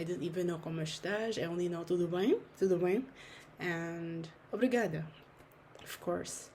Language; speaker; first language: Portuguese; non-native, learner; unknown